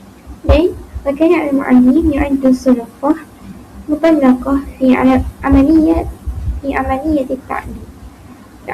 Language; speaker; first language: Arabic; non-native, learner; Malay